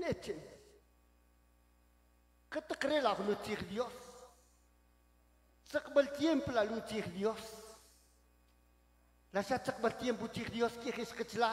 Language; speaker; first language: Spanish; non-native, local second language; Kʼicheʼ